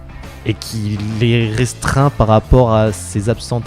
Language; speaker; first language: French; native; French